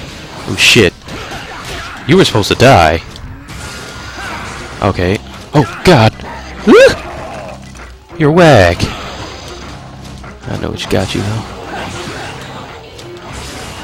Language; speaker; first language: English; native; English